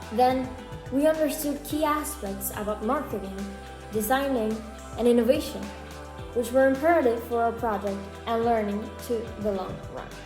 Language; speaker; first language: English; non-native, learner; Spanish